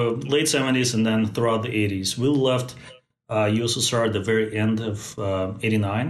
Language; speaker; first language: English; non-native, fluent; Russian